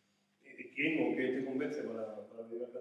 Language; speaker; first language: Spanish; native; Spanish